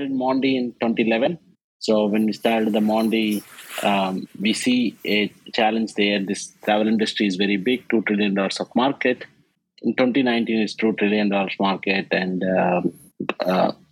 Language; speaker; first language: English; non-native, local second language; Telugu